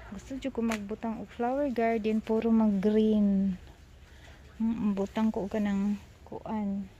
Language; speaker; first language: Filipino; non-native, local second language; Cebuano